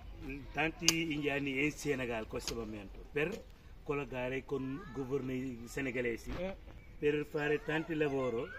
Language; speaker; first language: Italian; non-native, learner; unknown